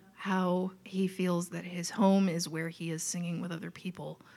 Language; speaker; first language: English; native; English